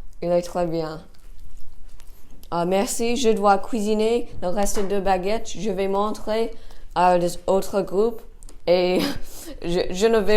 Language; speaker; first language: French; non-native, learner; English